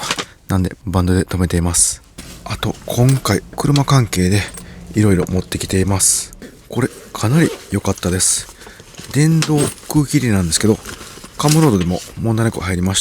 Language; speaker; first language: Japanese; native; Japanese